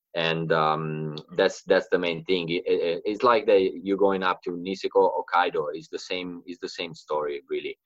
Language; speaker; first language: English; non-native, fluent; Italian